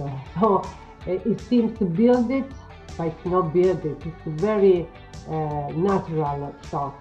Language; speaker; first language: English; non-native, learner; Italian